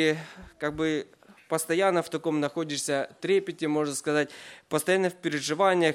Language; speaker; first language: Russian; native; Russian